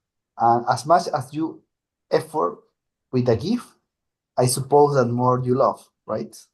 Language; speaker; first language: English; non-native, learner; Spanish